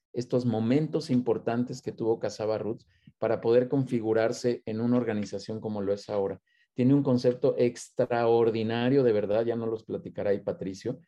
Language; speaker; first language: Spanish; native; Spanish